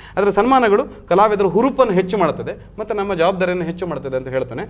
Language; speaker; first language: Kannada; non-native, local second language; Tulu